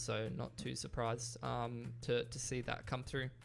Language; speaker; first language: English; native; English